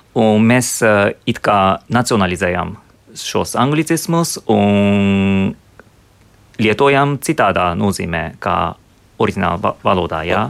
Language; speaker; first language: Latvian; non-native, fluent; Japanese